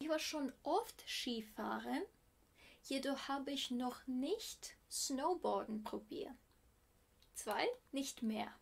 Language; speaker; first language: German; non-native, fluent; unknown